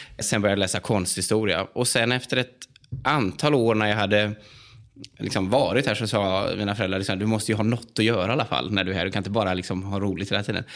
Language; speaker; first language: Swedish; native; Swedish